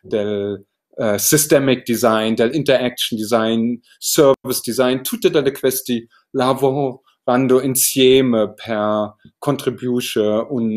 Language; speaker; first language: Italian; non-native, learner; German